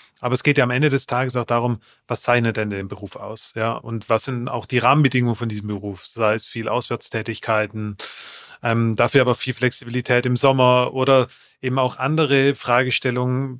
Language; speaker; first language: German; native; German